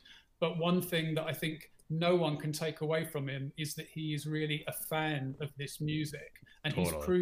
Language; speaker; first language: English; native; English